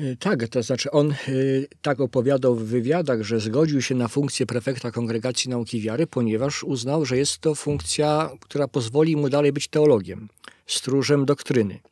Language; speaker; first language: Polish; native; Polish